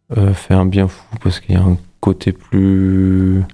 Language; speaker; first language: French; native; French